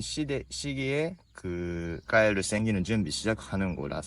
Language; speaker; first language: Korean; non-native, learner; Japanese